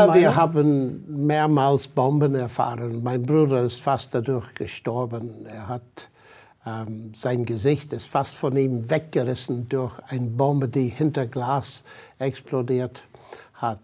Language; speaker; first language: German; non-native, fluent; English